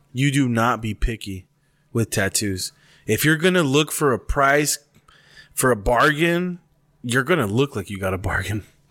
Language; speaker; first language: English; early bilingual, other home language; Spanish